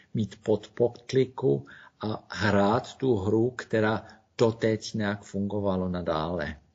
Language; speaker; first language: Czech; non-native, fluent; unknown